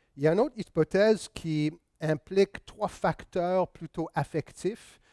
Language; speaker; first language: French; non-native, local second language; English